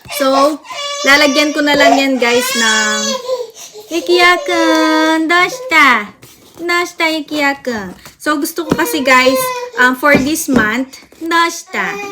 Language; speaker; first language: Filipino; non-native, local second language; Pampanga